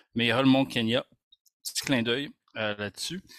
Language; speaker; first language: French; native; French